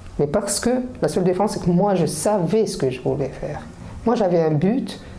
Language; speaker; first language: French; early bilingual, other home language; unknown